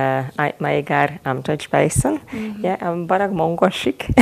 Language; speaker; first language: Mongolian; non-native, fluent; Hungarian